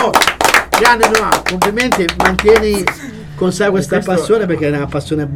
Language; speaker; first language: Italian; native; Italian